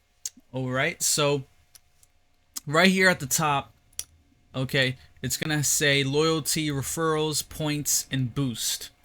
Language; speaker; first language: English; native; English